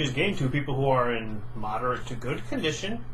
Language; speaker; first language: English; native; English